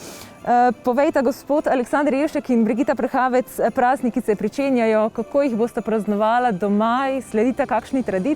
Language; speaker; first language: Slovenian; native; Slovenian